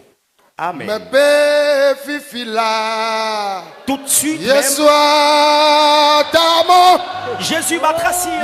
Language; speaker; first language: French; non-native, local second language; Ewe